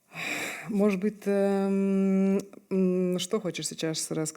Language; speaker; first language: Russian; non-native, fluent; Serbian